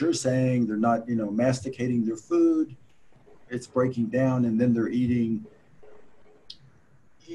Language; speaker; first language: English; native; English